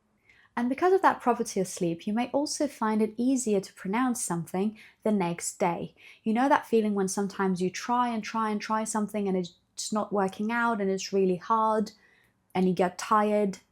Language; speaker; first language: English; non-native, fluent; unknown